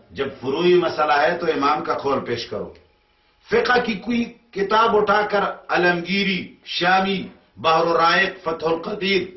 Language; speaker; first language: Urdu; non-native, local second language; Pashto